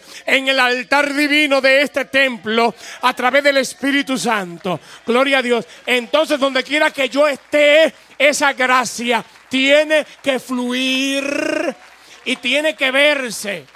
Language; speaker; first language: Spanish; native; Spanish